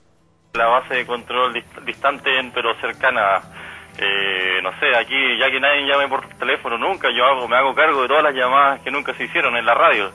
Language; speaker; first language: Spanish; native; Spanish